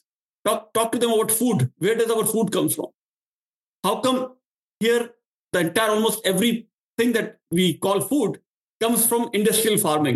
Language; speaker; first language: English; non-native, local second language; Marwari